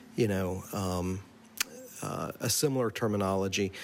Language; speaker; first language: English; native; English